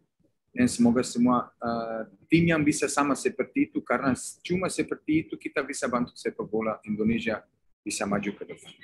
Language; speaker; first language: Indonesian; non-native, fluent; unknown